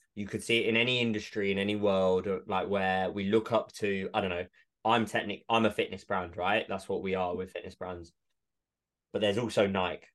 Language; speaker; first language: English; native; English